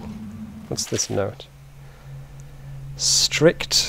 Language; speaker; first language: English; native; English